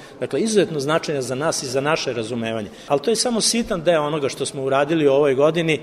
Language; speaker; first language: Serbian; native; Serbian